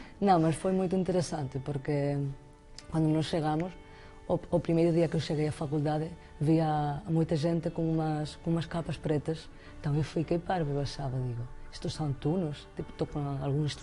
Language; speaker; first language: Portuguese; non-native, fluent; Spanish